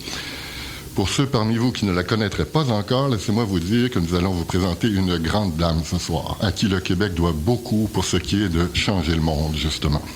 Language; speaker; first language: French; native; French